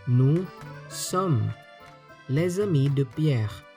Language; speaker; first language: French; non-native, fluent; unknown